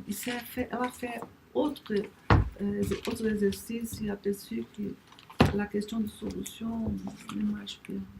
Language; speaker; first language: French; non-native, learner; Portuguese